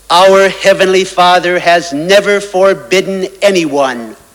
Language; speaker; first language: English; native; English